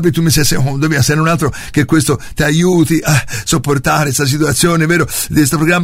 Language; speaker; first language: Italian; native; Italian